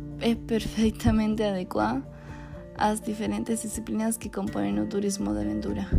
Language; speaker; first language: Spanish; non-native, learner; Portuguese